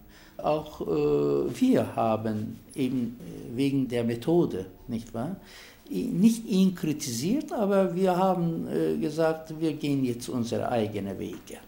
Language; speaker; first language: German; non-native, fluent; Turkish